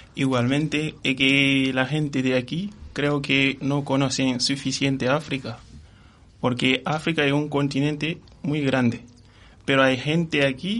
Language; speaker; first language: Spanish; non-native, fluent; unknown